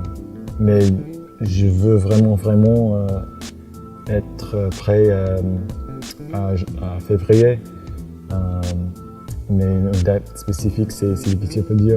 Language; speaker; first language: French; non-native, fluent; English